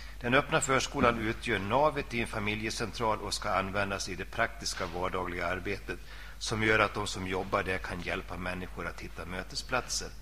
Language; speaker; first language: Swedish; native; Swedish